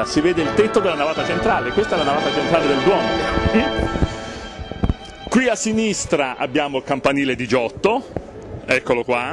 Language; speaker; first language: Italian; native; Italian